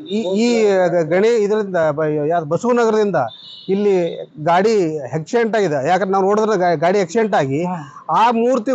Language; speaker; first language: Kannada; native; Kannada